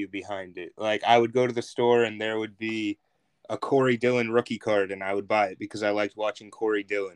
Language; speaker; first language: English; native; English